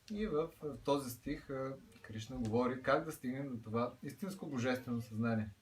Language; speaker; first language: Bulgarian; native; Bulgarian